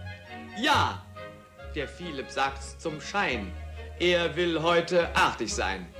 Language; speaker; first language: German; native; German